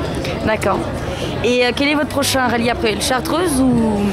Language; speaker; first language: French; native; French